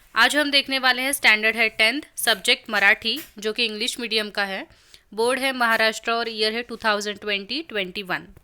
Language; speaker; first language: Hindi; non-native, local second language; Marathi